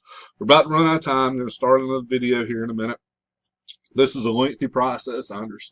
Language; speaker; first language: English; native; English